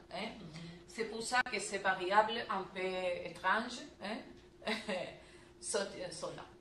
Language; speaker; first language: French; non-native, learner; Spanish